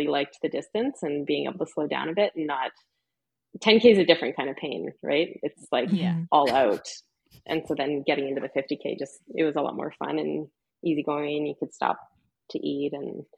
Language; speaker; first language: English; native; English